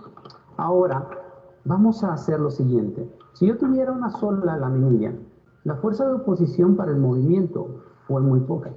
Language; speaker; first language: Spanish; native; Spanish